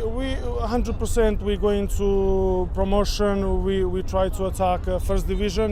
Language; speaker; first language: English; non-native, learner; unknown